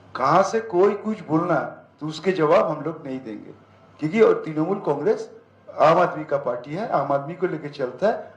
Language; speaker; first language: Hindi; non-native, local second language; Bangla